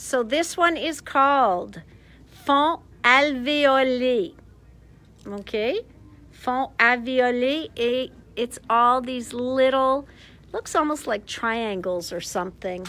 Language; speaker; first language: English; native; English